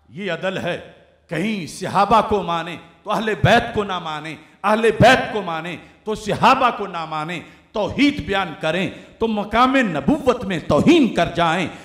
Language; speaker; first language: Urdu; native; Urdu